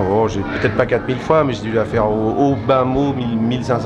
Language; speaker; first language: French; native; French